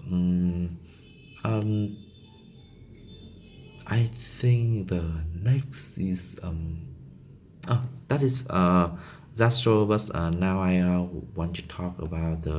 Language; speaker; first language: English; non-native, learner; Vietnamese